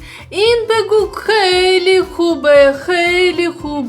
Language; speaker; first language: Persian; non-native, learner; Russian